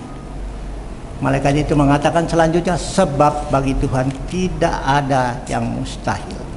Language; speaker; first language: Indonesian; native; Indonesian